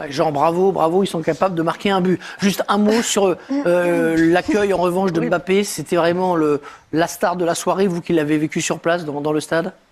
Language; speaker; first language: French; native; French